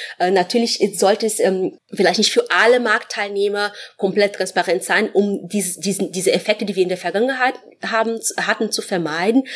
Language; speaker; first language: German; non-native, fluent; Portuguese